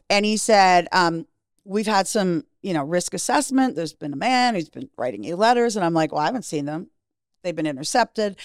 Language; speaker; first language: English; native; English